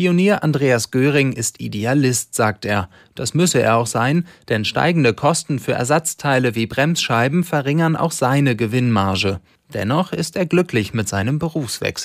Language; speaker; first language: German; native; German